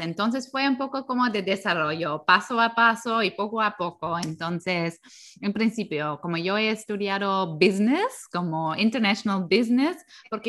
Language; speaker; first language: Spanish; non-native, fluent; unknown